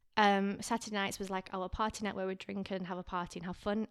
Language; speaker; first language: English; native; English